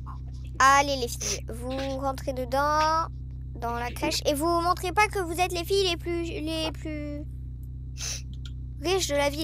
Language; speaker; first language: French; native; French